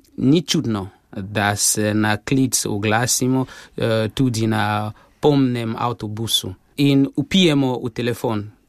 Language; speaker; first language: Slovenian; non-native, fluent; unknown